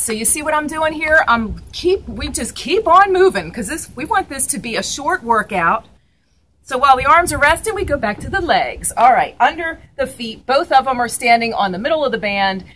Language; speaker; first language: English; native; English